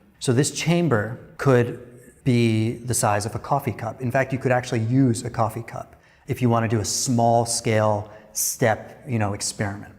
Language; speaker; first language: English; native; English